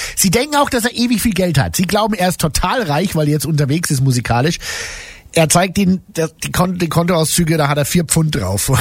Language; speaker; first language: German; native; German